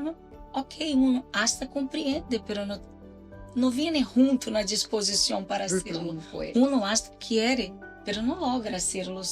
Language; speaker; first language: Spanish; non-native, learner; Portuguese